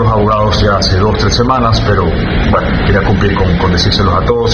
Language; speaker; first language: Spanish; native; Spanish